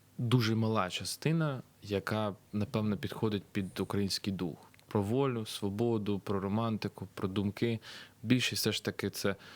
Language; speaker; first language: Ukrainian; non-native, local second language; Russian